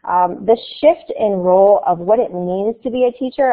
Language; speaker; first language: English; native; English